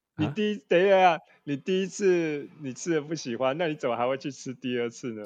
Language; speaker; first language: Chinese; native; Chinese